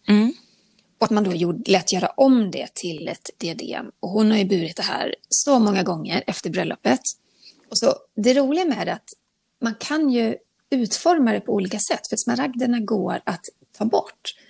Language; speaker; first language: Swedish; native; Swedish